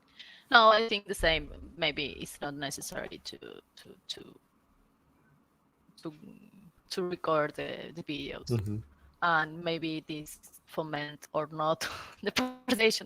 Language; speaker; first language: English; non-native, learner; Spanish